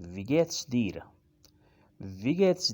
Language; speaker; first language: German; non-native, fluent; Urdu